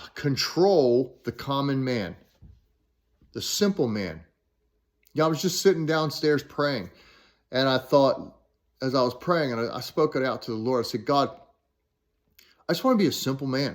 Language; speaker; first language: English; native; English